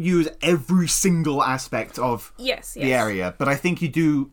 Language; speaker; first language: English; native; English